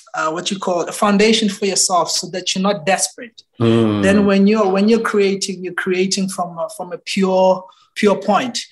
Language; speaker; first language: English; non-native, local second language; Xhosa